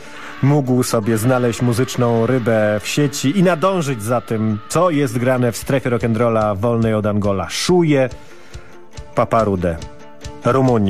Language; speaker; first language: Polish; native; Polish